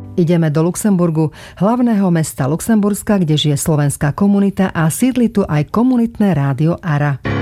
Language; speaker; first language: Slovak; native; Slovak